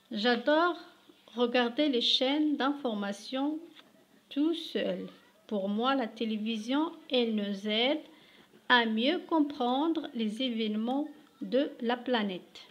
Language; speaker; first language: French; non-native, local second language; Arabic